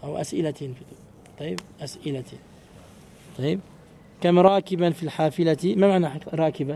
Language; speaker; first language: Arabic; early bilingual, heritage; Arabic